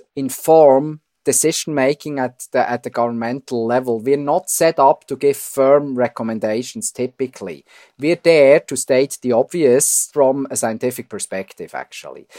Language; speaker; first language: English; non-native, fluent; German